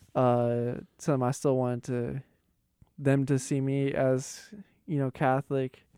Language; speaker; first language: English; native; English